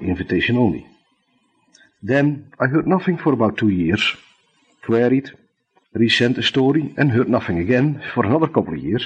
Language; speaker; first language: English; non-native, fluent; Dutch